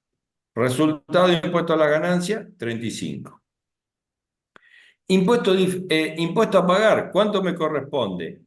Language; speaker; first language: Spanish; native; Spanish